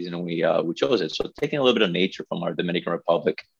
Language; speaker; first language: English; non-native, fluent; Spanish